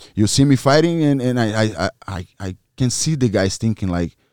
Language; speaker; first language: English; non-native, fluent; Portuguese